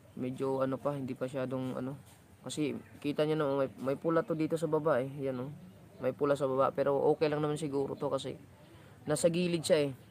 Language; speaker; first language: Filipino; non-native, local second language; Cebuano